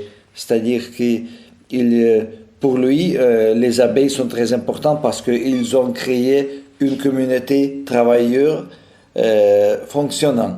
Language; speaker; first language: French; non-native, fluent; Russian